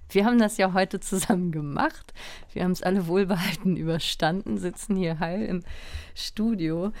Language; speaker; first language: German; native; German